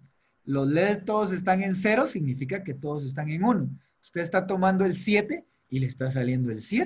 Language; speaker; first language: Spanish; native; Spanish